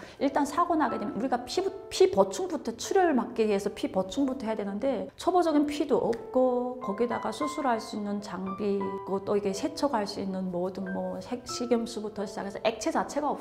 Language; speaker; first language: Korean; native; Korean